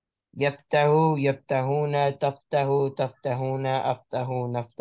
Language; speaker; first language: Arabic; non-native, learner; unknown